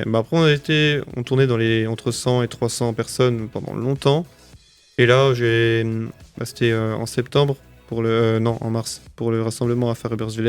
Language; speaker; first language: French; native; French